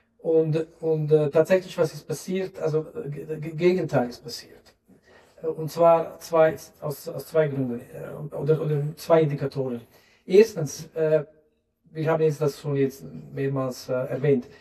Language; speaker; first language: German; non-native, local second language; French